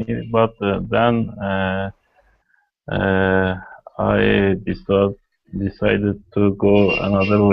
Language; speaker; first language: English; non-native, learner; Kurdish